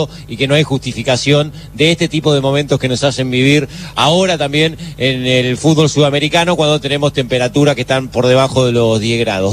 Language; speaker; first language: Spanish; native; Spanish